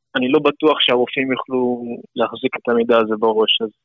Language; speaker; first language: Hebrew; non-native, fluent; English